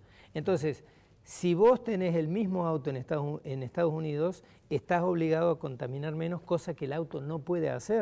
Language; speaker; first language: Spanish; native; Spanish